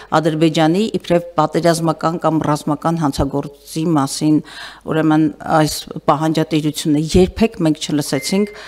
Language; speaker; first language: Armenian; native; Armenian